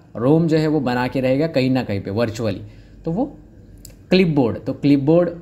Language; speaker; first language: Hindi; non-native, local second language; Marathi